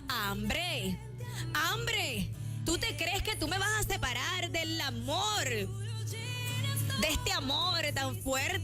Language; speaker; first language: Spanish; native; Spanish